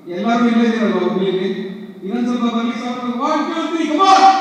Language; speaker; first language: Kannada; non-native, local second language; Kodava